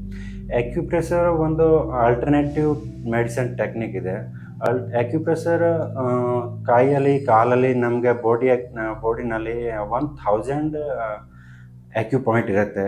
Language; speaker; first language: Kannada; non-native, local second language; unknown